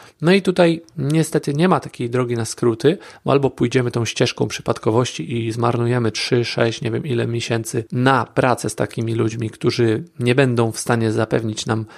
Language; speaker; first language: Polish; native; Polish